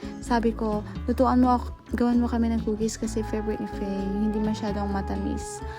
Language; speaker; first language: Filipino; non-native, local second language; Cebuano